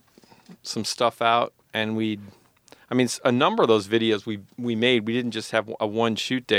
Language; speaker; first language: English; native; English